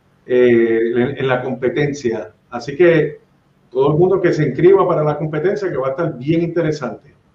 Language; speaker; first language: Spanish; native; Spanish